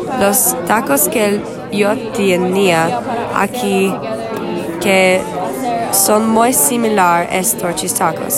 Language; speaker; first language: Spanish; non-native, learner; English